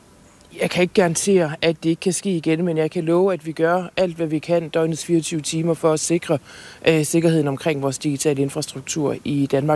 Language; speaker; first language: Danish; native; Danish